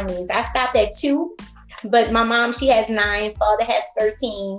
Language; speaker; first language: English; native; English